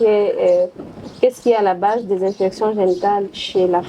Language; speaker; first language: French; non-native, local second language; Swahili